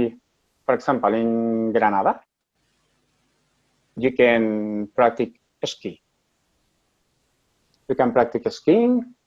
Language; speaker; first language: English; non-native, learner; Spanish